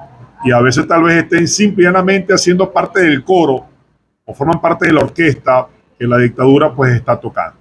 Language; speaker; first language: Spanish; native; Spanish